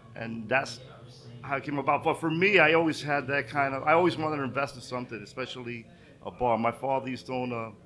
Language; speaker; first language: English; native; English